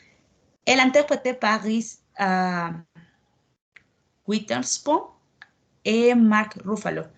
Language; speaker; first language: French; non-native, learner; Spanish